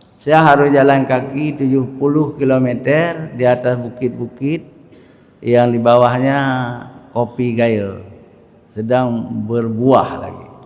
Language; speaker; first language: Malay; non-native, local second language; Achinese